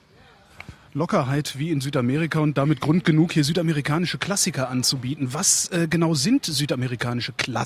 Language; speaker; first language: German; native; German